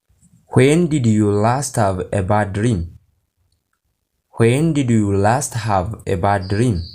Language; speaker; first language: English; non-native, local second language; Oromo